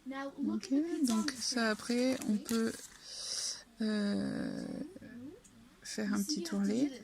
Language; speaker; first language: French; native; French